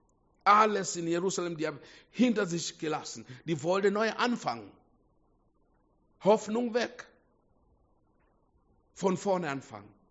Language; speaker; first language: German; non-native, fluent; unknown